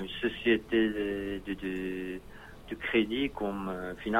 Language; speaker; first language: French; non-native, learner; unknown